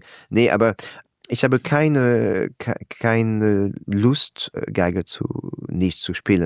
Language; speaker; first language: German; non-native, learner; French